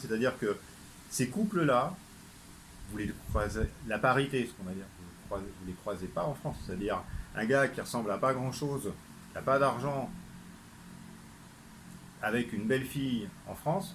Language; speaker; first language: French; native; French